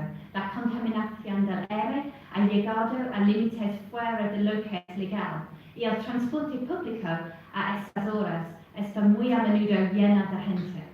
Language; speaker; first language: Spanish; non-native, fluent; English